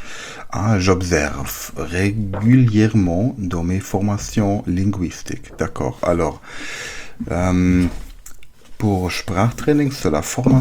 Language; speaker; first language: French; non-native, learner; German